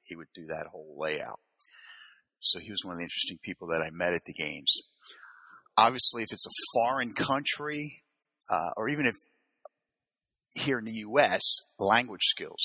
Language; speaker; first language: English; native; English